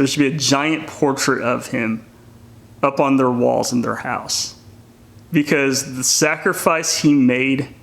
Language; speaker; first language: English; native; English